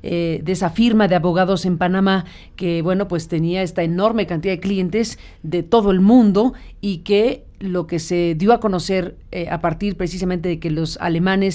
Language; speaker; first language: Spanish; native; Spanish